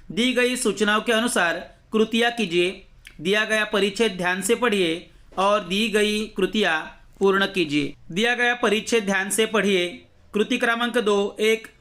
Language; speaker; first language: Hindi; non-native, local second language; Marathi